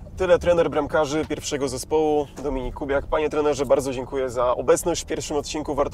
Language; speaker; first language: Polish; native; Polish